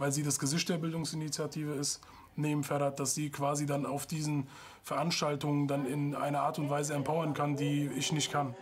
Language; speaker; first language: German; native; German